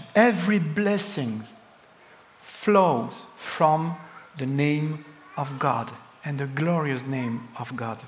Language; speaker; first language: English; non-native, fluent; French